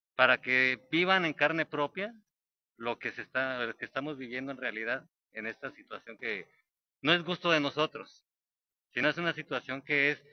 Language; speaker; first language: Spanish; native; Spanish